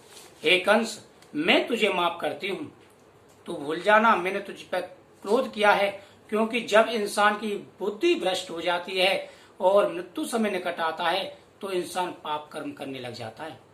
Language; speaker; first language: Hindi; native; Hindi